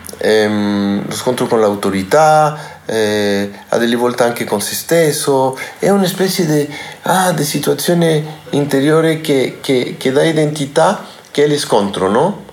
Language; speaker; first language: Italian; non-native, learner; Spanish